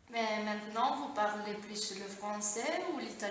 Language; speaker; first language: French; non-native, fluent; Italian